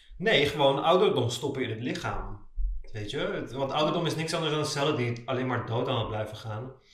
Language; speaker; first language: Dutch; native; Dutch